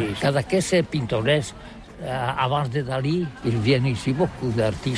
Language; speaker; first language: French; non-native, learner; Catalan